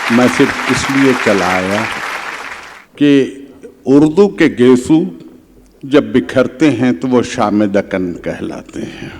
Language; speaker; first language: Urdu; native; Urdu